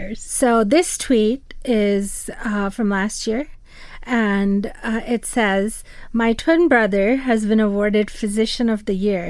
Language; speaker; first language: English; non-native, local second language; Urdu